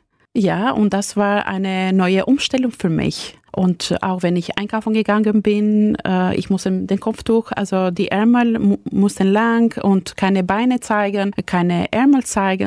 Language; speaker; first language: German; non-native, fluent; Albanian